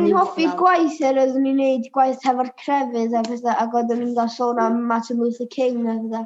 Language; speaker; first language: Welsh; native; Welsh